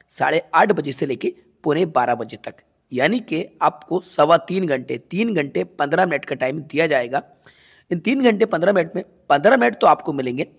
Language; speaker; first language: Hindi; native; Hindi